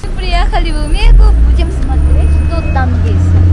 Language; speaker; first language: Russian; non-native, learner; Korean